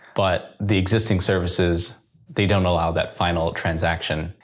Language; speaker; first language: English; native; English